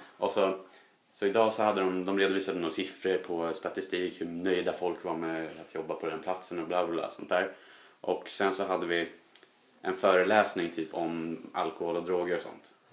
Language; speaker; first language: Swedish; native; Swedish